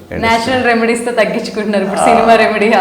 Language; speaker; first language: Telugu; native; Telugu